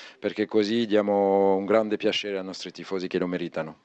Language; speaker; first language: Italian; non-native, fluent; French